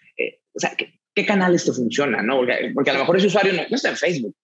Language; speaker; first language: Spanish; native; Spanish